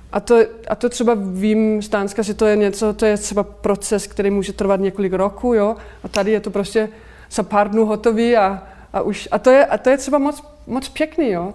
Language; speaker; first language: Czech; non-native, fluent; Danish